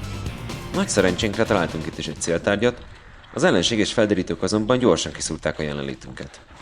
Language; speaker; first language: Hungarian; native; Hungarian